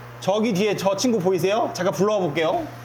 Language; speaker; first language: Korean; native; Korean